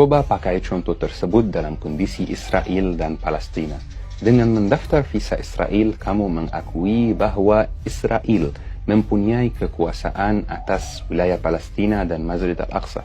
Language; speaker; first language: Indonesian; non-native, fluent; Arabic